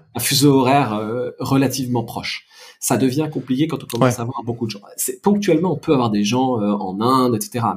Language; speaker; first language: French; native; French